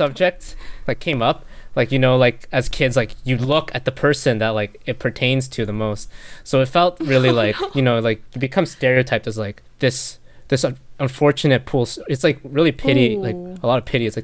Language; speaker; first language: English; native; English